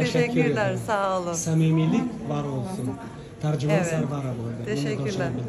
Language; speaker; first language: Turkish; non-native, learner; Uzbek